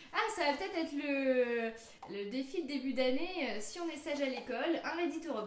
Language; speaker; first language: French; native; French